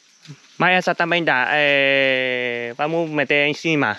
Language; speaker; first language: Portuguese; non-native, learner; Vietnamese